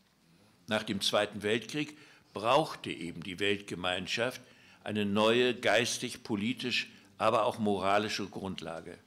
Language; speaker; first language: German; native; German